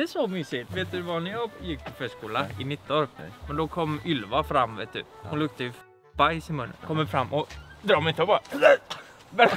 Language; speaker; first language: Swedish; native; Swedish